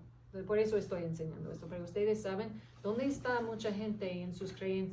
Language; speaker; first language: Spanish; non-native, fluent; English